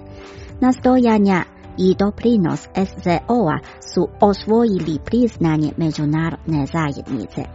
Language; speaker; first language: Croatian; non-native, fluent; Chinese